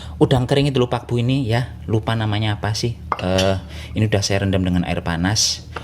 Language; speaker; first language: Indonesian; non-native, local second language; Javanese